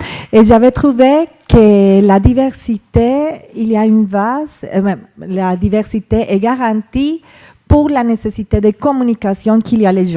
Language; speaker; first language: French; non-native, fluent; Spanish